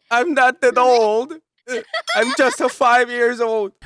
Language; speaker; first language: English; non-native, learner; Korean